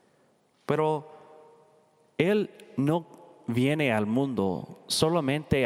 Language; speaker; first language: Spanish; non-native, learner; English